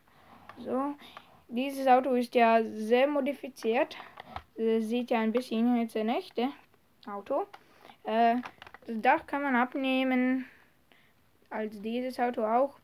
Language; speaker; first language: German; non-native, learner; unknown